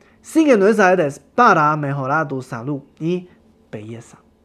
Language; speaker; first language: Spanish; non-native, learner; Chinese